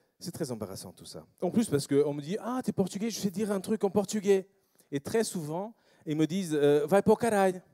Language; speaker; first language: French; non-native, fluent; English